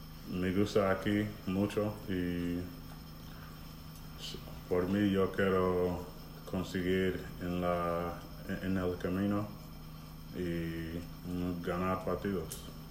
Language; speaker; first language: Spanish; non-native, learner; English